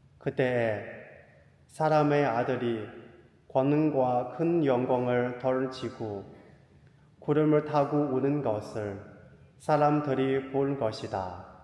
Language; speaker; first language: Korean; non-native, fluent; Chinese